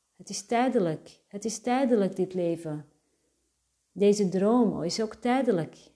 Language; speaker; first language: Dutch; native; Dutch